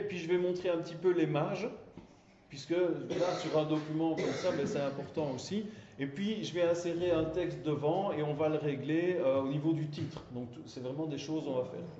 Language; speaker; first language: French; native; French